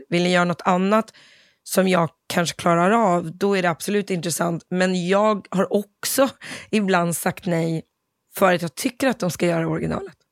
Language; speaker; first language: Swedish; early bilingual, other home language; English